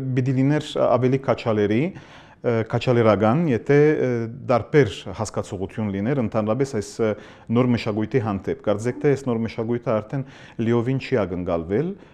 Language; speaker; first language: Armenian; early bilingual, heritage; Armenian